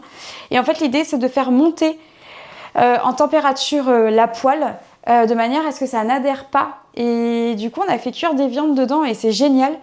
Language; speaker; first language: French; native; French